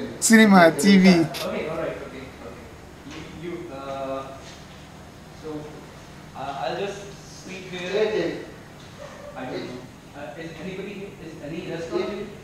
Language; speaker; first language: English; non-native, fluent; Hindi